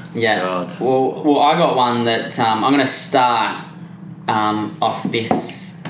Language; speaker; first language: English; native; English